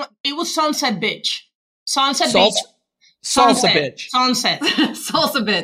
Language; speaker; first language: English; non-native, fluent; Spanish